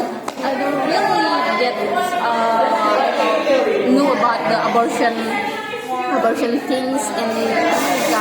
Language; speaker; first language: English; non-native, learner; Indonesian